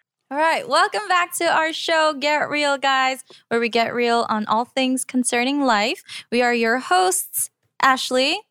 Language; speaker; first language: English; early bilingual, other home language; Korean